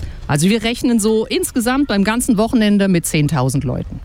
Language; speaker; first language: German; native; German